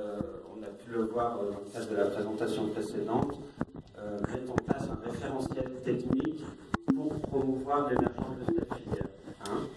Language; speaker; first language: French; native; French